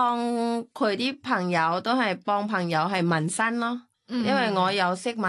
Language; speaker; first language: Cantonese; non-native, learner; Thai